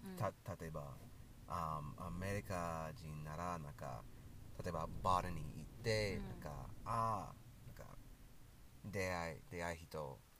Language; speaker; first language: Japanese; non-native, learner; English